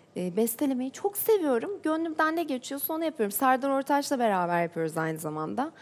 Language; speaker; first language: Turkish; native; Turkish